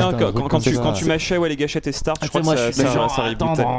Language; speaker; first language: French; native; French